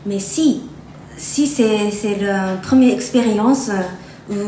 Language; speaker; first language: French; non-native, fluent; Japanese